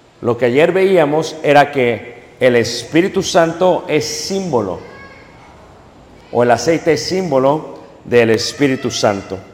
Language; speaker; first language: Spanish; native; Spanish